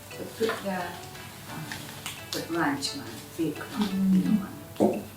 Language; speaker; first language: English; non-native, learner; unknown